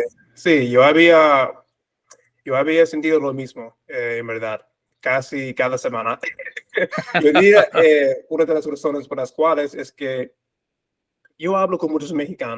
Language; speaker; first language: Spanish; non-native, fluent; English